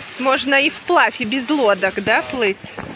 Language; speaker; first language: Russian; native; Russian